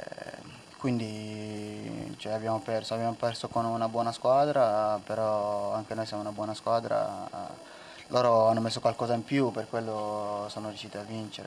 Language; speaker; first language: Italian; non-native, fluent; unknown